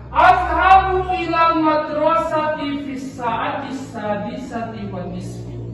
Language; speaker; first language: Arabic; non-native, fluent; Indonesian